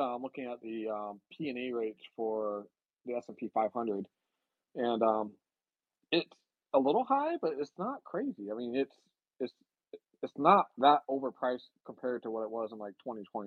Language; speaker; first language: English; native; English